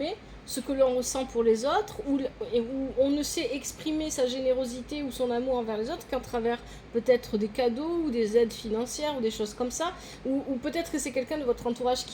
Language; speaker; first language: French; native; French